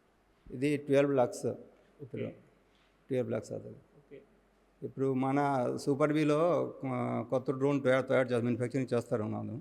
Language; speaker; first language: Telugu; non-native, local second language; Odia